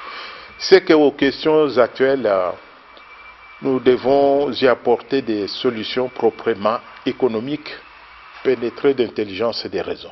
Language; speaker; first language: French; non-native, local second language; Luba-Lulua